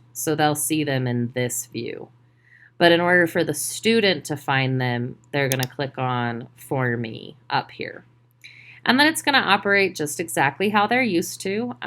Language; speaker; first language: English; native; English